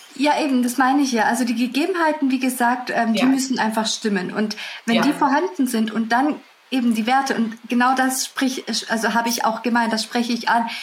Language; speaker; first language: German; early bilingual, other home language; Russian